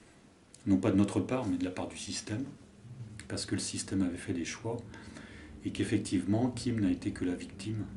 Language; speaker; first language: French; native; French